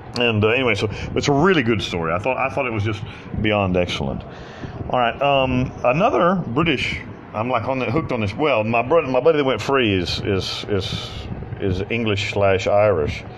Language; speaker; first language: English; native; English